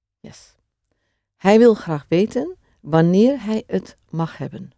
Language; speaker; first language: Dutch; non-native, fluent; English